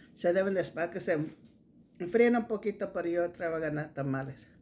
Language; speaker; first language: Spanish; early bilingual, heritage; Spanish